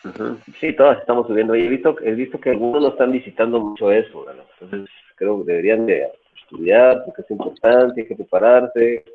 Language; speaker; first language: Spanish; native; Spanish